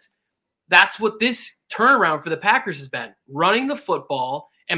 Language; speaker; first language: English; native; English